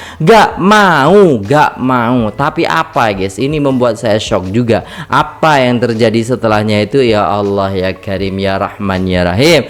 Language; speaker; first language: Indonesian; native; Indonesian